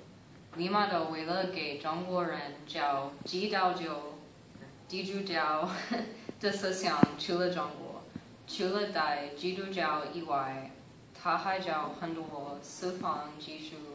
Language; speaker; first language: Chinese; non-native, learner; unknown